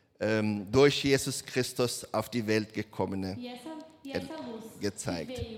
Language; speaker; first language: German; non-native, learner; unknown